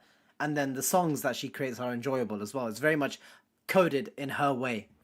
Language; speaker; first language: English; native; English